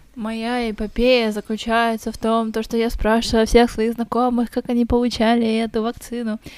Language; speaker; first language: Russian; native; Russian